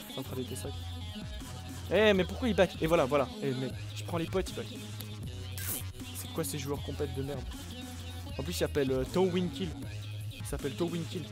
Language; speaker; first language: French; native; French